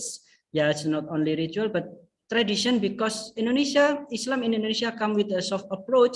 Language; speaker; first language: English; non-native, fluent; Indonesian